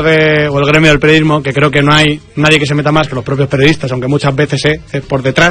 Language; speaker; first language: Spanish; native; Spanish